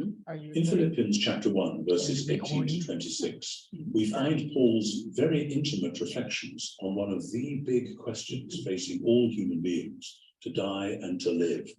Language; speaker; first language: English; native; English